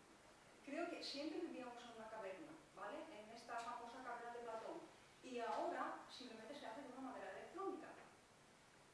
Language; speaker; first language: Spanish; non-native, fluent; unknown